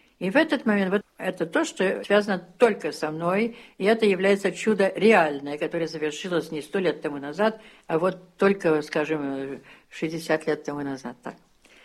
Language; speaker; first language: Russian; early bilingual, heritage; Russian